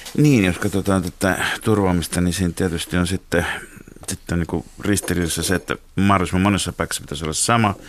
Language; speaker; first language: Finnish; native; Finnish